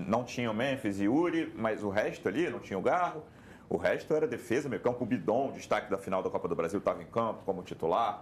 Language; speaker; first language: Portuguese; native; Portuguese